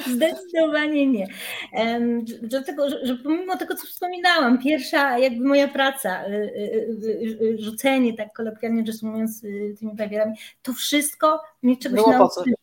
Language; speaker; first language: Polish; native; Polish